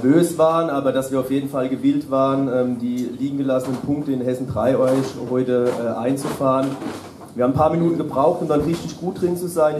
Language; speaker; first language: German; native; German